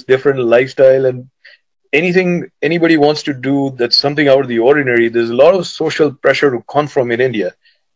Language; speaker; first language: English; non-native, local second language; Hindi